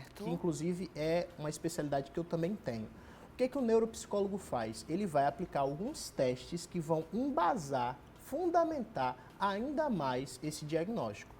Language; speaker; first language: Portuguese; native; Portuguese